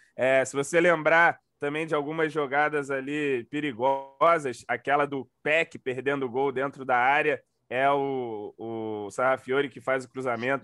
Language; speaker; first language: Portuguese; native; Portuguese